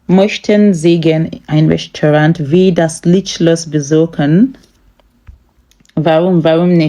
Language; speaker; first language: German; non-native, fluent; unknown